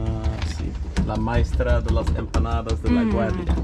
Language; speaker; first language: Spanish; non-native, learner; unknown